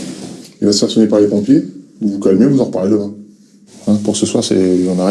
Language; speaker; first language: French; native; French